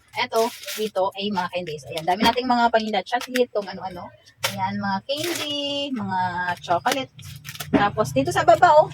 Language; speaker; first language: Filipino; non-native, local second language; Waray